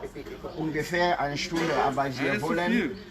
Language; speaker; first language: German; non-native, learner; French